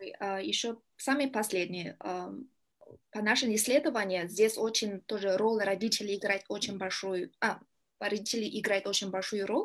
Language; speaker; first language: Russian; non-native, learner; Kyrgyz